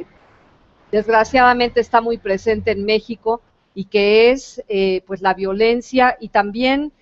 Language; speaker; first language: Spanish; native; Spanish